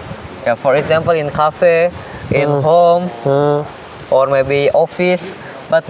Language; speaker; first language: English; non-native, learner; Indonesian